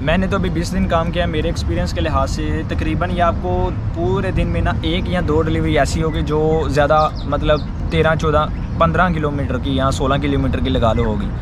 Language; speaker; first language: Urdu; non-native, local second language; Punjabi